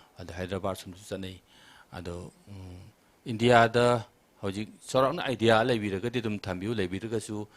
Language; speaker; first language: Manipuri; native; Manipuri